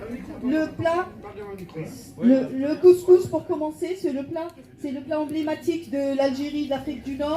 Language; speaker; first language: French; non-native, local second language; Arabic